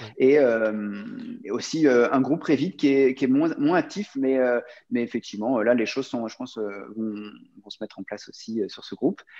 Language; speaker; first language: French; native; French